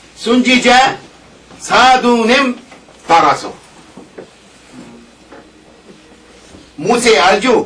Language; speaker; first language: Korean; non-native, learner; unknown